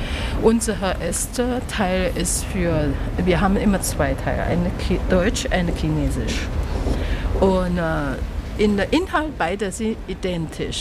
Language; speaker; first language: German; non-native, learner; Chinese